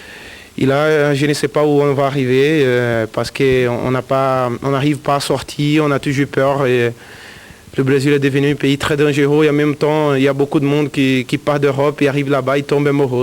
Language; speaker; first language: French; non-native, fluent; Portuguese